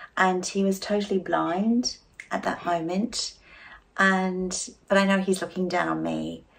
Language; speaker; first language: English; native; English